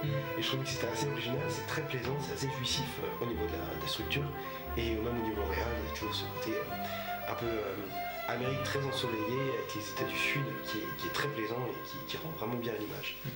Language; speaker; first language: French; native; French